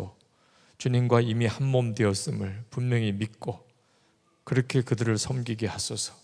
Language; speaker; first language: Korean; native; Korean